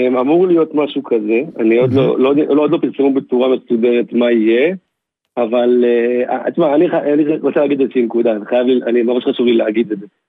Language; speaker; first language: Hebrew; native; Hebrew